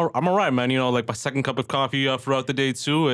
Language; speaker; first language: English; native; English